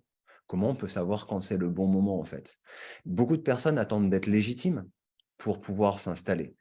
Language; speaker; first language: French; native; French